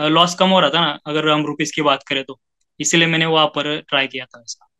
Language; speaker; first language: Hindi; non-native, local second language; Marathi